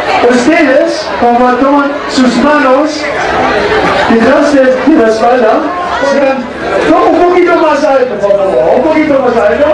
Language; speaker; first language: Spanish; non-native, fluent; German